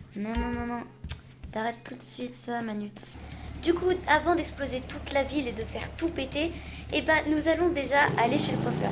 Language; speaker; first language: French; native; French